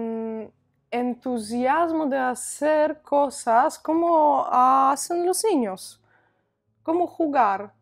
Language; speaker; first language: Spanish; non-native, fluent; Polish